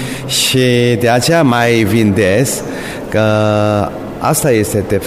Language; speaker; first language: Romanian; non-native, fluent; Korean